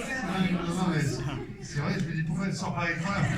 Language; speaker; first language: French; native; French